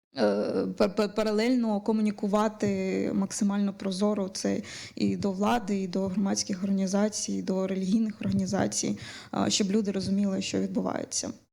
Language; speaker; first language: Ukrainian; native; Ukrainian